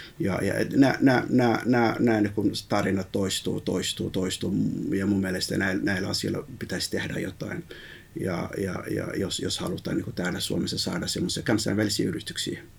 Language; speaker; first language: Finnish; early bilingual, other home language; Somali